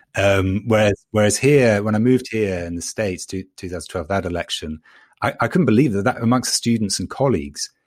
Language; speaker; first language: English; native; English